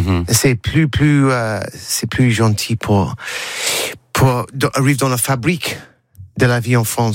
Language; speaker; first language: French; non-native, learner; English